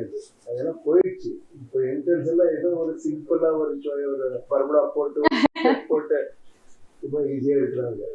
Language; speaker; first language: Tamil; non-native, learner; Kannada